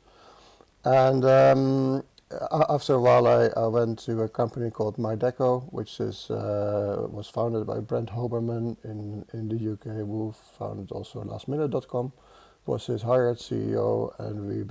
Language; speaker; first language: English; non-native, fluent; Dutch